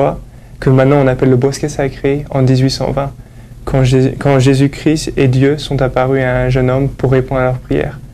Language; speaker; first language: French; native; French